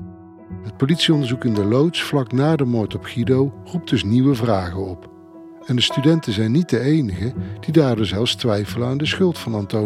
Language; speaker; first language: Dutch; native; Dutch